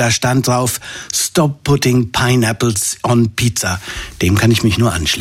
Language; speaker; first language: German; native; German